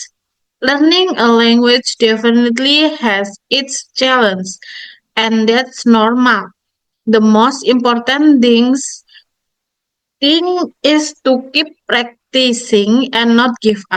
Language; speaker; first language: English; non-native, learner; Indonesian